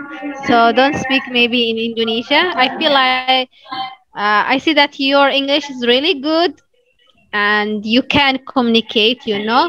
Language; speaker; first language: English; non-native, fluent; Arabic